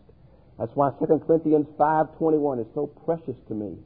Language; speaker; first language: English; native; English